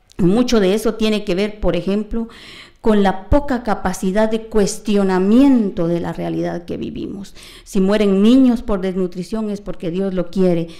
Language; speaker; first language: Spanish; non-native, local second language; Kaqchikel